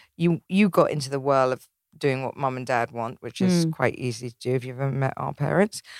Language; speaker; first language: English; native; English